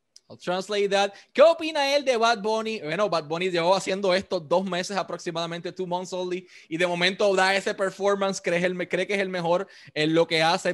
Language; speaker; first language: Spanish; native; Spanish